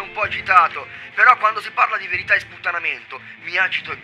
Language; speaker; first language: Italian; native; Italian